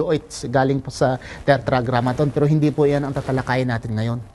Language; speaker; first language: Filipino; non-native, local second language; Cebuano